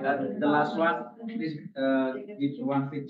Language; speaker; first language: English; non-native, learner; Indonesian